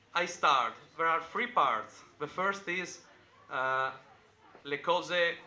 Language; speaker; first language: English; non-native, learner; Italian